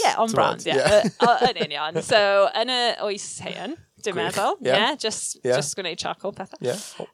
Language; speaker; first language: Welsh; non-native, local second language; English